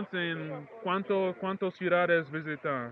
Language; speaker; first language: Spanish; non-native, learner; English